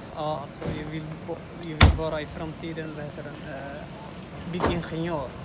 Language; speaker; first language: Swedish; non-native, learner; Tigrinya